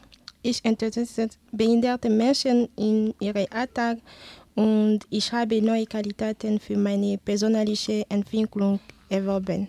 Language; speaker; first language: German; non-native, learner; Ewe